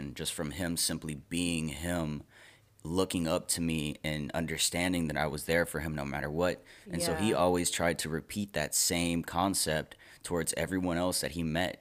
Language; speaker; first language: English; native; English